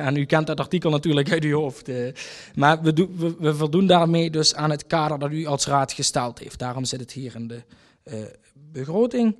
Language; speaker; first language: Dutch; native; Dutch